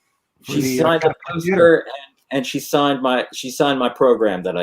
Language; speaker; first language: English; native; English